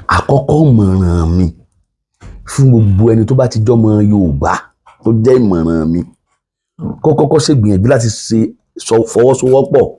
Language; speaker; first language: Yoruba; native; Yoruba